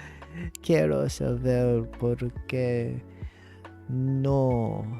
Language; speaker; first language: Spanish; non-native, learner; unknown